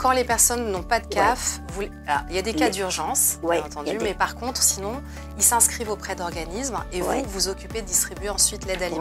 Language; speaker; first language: French; native; French